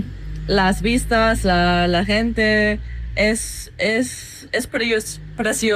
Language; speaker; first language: Spanish; non-native, learner; English